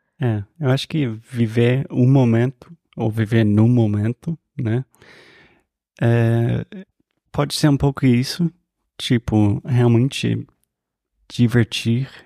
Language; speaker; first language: Portuguese; non-native, fluent; English